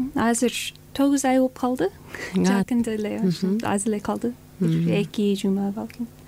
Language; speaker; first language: Kyrgyz; non-native, fluent; English